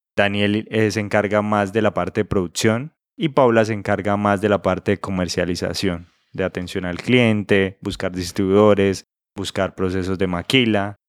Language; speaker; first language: Spanish; native; Spanish